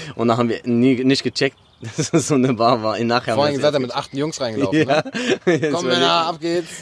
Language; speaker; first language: German; non-native, fluent; Arabic